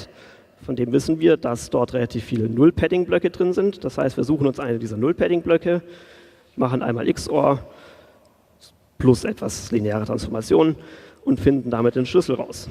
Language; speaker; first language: German; native; German